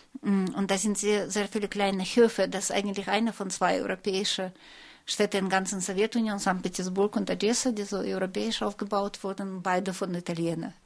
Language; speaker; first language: German; non-native, fluent; Russian